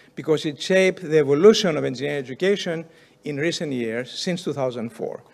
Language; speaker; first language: English; non-native, fluent; Greek